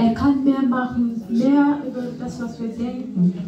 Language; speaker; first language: German; non-native, fluent; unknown